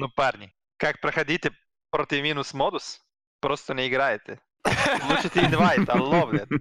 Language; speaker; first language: Russian; non-native, learner; Serbian